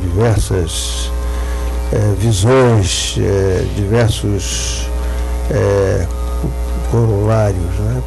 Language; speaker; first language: Portuguese; native; Portuguese